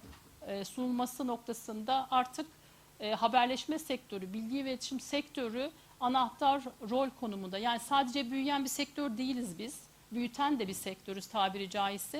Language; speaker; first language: Turkish; native; Turkish